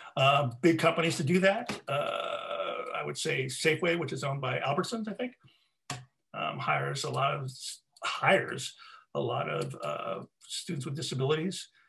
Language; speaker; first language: English; native; English